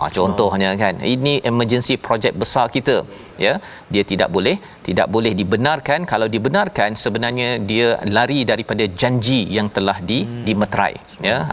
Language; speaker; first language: Malay; native; Malay